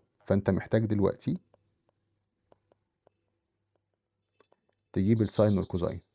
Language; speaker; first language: Arabic; native; Arabic